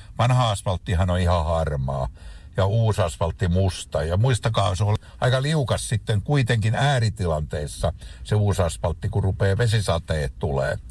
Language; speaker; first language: Finnish; native; Finnish